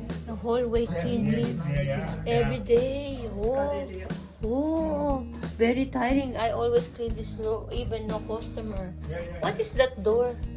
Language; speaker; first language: English; non-native, learner; Japanese